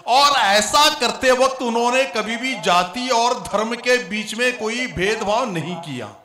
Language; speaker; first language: Hindi; non-native, local second language; Marathi